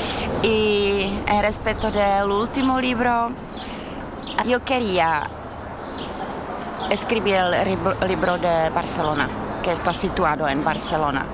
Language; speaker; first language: Spanish; non-native, learner; Czech